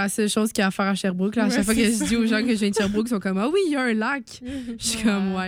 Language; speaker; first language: French; native; French